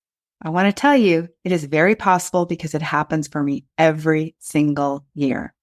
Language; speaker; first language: English; native; English